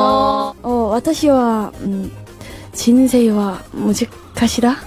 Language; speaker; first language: Japanese; non-native, learner; Korean